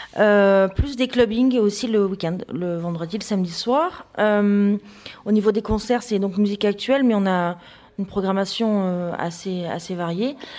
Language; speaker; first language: French; native; French